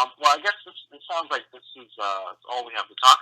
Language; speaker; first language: English; native; English